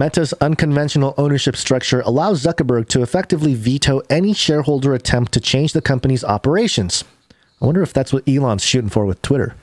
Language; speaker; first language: English; native; English